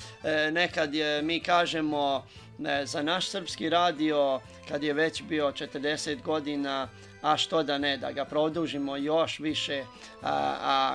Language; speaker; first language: Serbian; native; Serbian